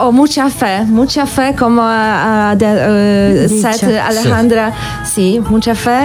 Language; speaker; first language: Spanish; non-native, learner; Polish